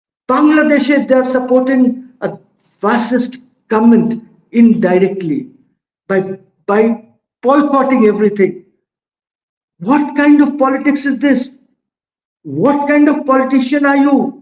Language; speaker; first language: English; non-native, local second language; Bangla